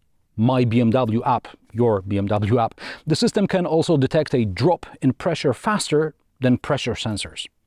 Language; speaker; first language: English; non-native, fluent; Polish